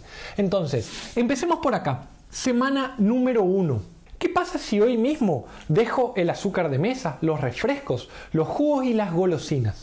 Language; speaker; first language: Spanish; native; Spanish